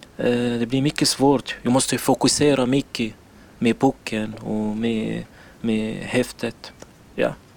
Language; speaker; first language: Swedish; non-native, learner; Arabic